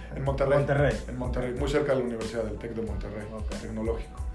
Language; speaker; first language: Spanish; native; Spanish